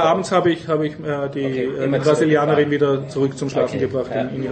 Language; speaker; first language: German; native; German